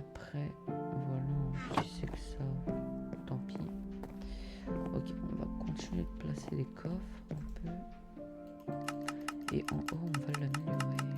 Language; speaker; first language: French; native; French